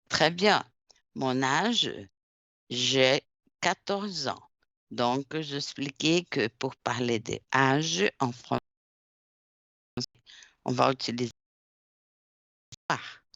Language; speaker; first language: French; non-native, fluent; Portuguese